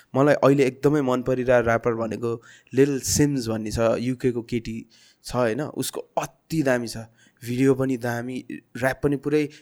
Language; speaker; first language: Nepali; native; Nepali